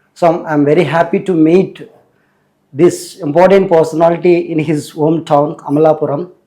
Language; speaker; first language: English; non-native, local second language; Telugu